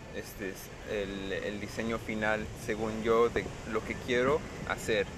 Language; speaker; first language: Spanish; early bilingual, heritage; Spanish